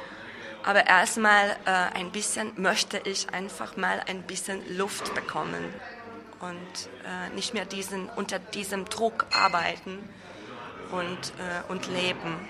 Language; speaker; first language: German; non-native, fluent; Hungarian